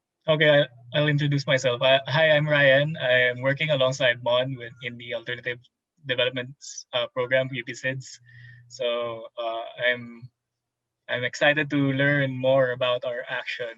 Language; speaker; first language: English; non-native, local second language; Filipino